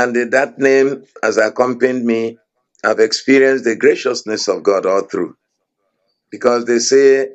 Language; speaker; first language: English; non-native, local second language; Igbo